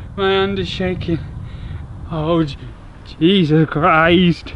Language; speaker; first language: English; native; English